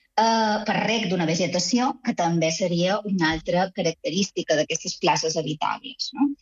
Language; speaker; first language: Catalan; native; Catalan